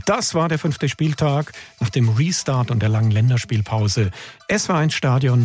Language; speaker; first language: German; native; German